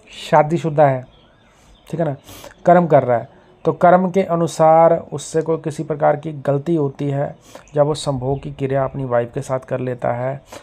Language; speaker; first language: Hindi; native; Hindi